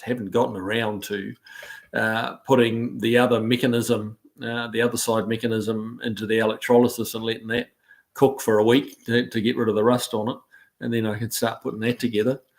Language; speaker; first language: English; native; English